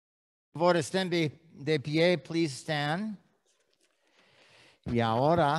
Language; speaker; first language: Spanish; non-native, learner; English